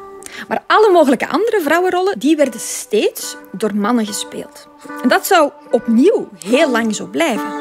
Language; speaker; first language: Dutch; native; Dutch